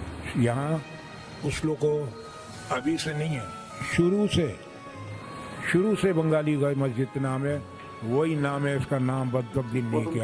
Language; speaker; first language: Hindi; non-native, local second language; Bangla